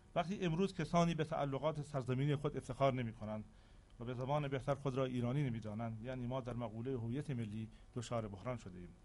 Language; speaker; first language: Persian; non-native, local second language; Central Kurdish